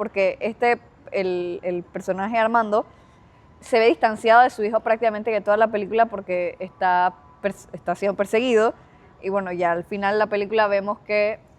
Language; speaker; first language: Spanish; native; Spanish